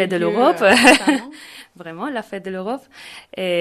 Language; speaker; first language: French; non-native, learner; Spanish